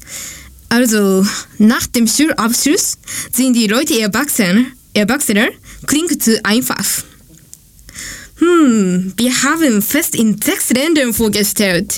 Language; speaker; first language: German; non-native, learner; Japanese